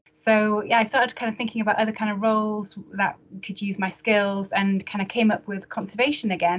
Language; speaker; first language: English; native; English